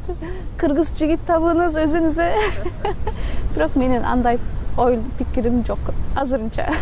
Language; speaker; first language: Kyrgyz; non-native, fluent; Turkish